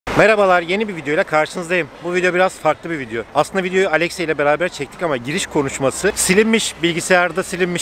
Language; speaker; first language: Turkish; native; Turkish